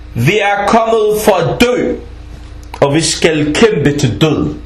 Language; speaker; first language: Danish; non-native, fluent; Arabic